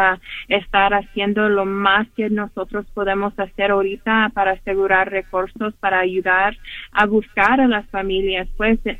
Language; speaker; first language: Spanish; early bilingual, heritage; Spanish